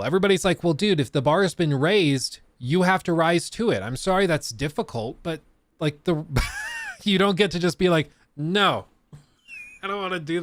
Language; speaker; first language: English; native; English